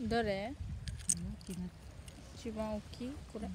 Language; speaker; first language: Japanese; early bilingual, other home language; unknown